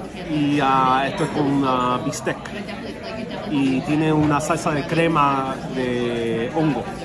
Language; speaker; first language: Spanish; non-native, learner; English